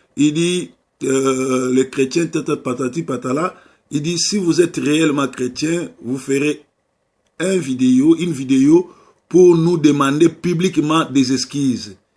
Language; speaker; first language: French; non-native, local second language; Lingala